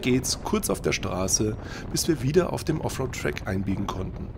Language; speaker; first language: German; native; German